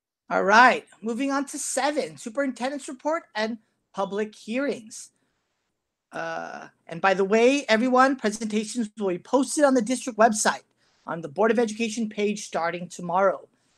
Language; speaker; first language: English; native; English